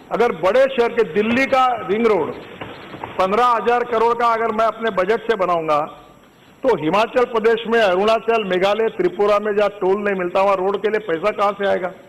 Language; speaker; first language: Hindi; non-native, local second language; Marathi